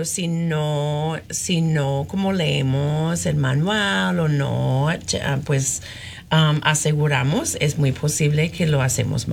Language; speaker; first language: Spanish; non-native, fluent; English